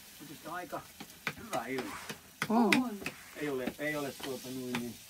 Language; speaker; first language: Finnish; native; Finnish